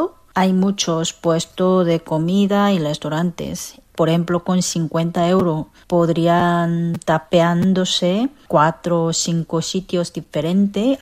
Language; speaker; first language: Spanish; non-native, fluent; Korean